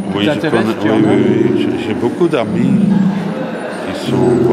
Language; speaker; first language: French; non-native, local second language; Dutch